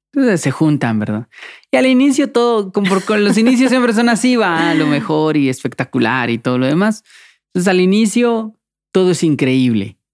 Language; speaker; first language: Spanish; native; Spanish